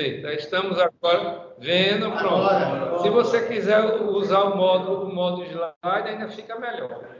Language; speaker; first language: Portuguese; native; Portuguese